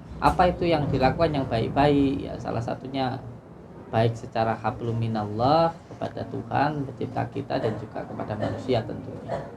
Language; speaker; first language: Indonesian; non-native, local second language; Javanese